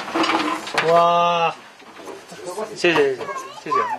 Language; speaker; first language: Chinese; non-native, fluent; Japanese